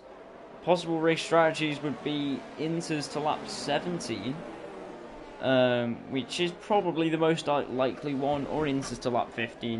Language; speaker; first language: English; native; English